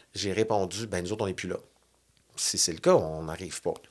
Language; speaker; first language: French; native; French